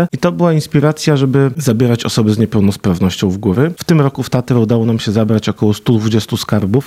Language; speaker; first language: Polish; native; Polish